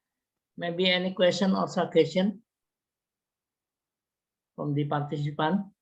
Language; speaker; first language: English; non-native, learner; Indonesian